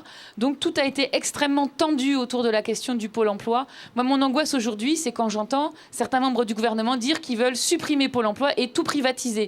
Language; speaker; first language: French; native; French